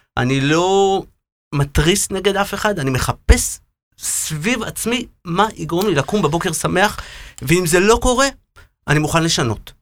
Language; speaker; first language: Hebrew; native; Hebrew